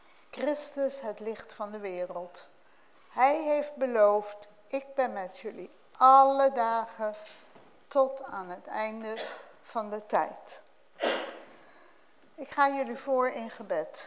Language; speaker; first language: Dutch; native; Dutch